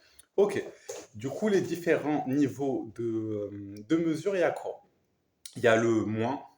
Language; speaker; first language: French; native; French